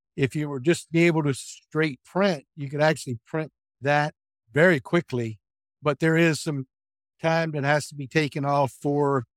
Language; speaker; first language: English; native; English